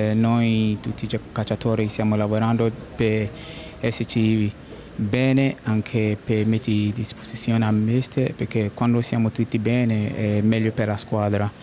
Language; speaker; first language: Italian; non-native, fluent; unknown